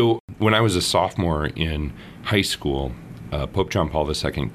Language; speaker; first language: English; native; English